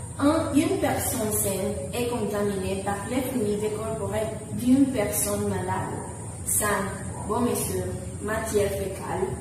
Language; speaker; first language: French; non-native, fluent; Spanish